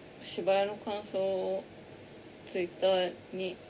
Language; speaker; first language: Japanese; native; Japanese